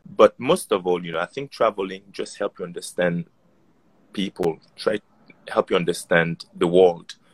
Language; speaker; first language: English; non-native, fluent; Haitian Creole